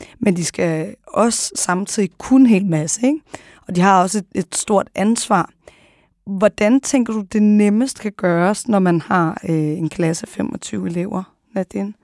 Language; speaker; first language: Danish; early bilingual, other home language; Arabic